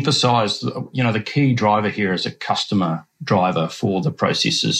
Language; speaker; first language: English; native; English